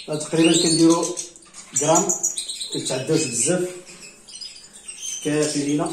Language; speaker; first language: Arabic; native; Arabic